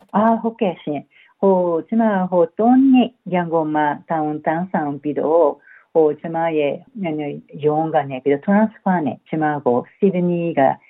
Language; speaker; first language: Burmese; non-native, fluent; Japanese